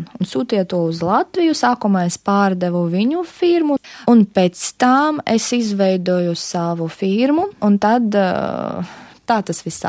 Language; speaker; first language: Latvian; non-native, local second language; Russian